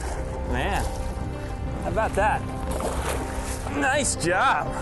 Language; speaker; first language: English; native; English